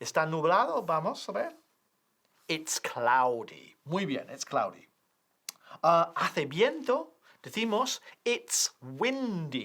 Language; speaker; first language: Spanish; non-native, fluent; English